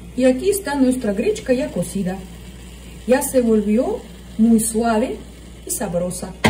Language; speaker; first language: Spanish; non-native, fluent; Russian